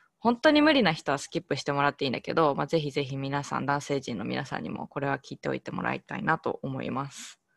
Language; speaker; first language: Japanese; native; Japanese